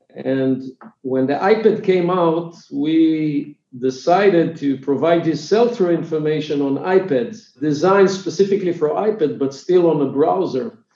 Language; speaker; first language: English; non-native, fluent; Hebrew